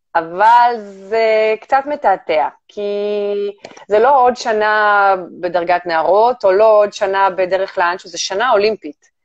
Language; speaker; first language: Hebrew; early bilingual, other home language; Russian